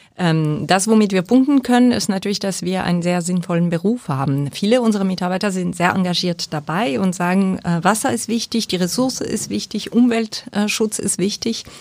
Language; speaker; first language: German; non-native, fluent; French